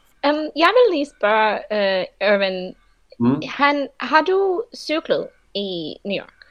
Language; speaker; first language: Danish; non-native, fluent; English